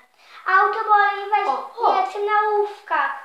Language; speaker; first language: Polish; early bilingual, heritage; Polish